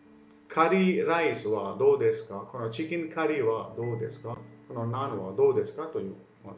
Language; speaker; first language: Japanese; non-native, fluent; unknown